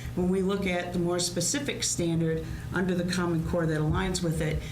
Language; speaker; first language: English; native; English